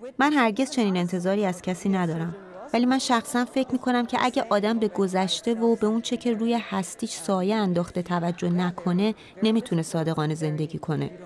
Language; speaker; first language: Persian; early bilingual, heritage; Persian